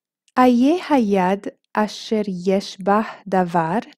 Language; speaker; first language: Hebrew; non-native, fluent; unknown